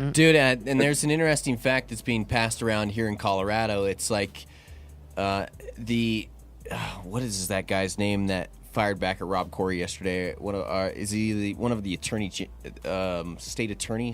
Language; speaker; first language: English; native; English